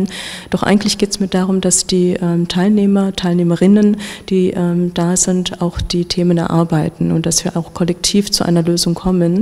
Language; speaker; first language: German; native; German